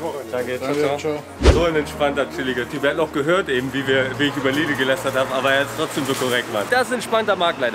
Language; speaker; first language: German; native; German